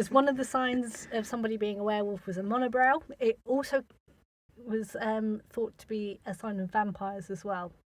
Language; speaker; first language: English; native; English